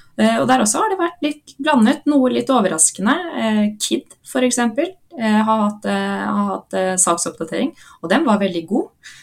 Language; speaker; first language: Norwegian; native; Norwegian